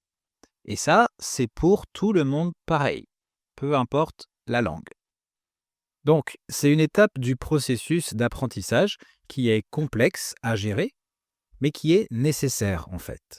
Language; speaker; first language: French; native; French